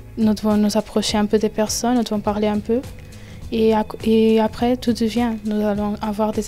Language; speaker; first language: French; non-native, fluent; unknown